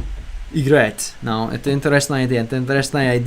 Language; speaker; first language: Russian; non-native, learner; English